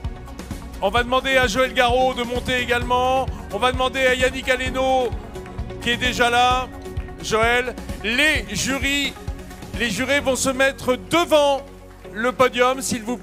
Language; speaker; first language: French; native; French